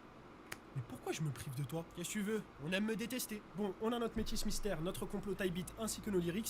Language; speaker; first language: French; native; French